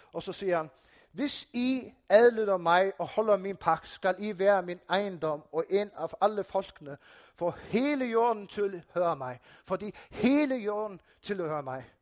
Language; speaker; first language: Danish; non-native, local second language; Faroese